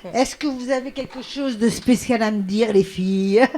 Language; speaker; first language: French; native; French